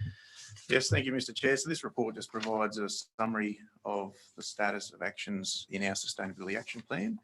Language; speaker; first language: English; native; English